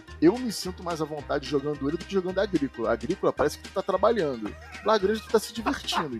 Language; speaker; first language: Portuguese; native; Portuguese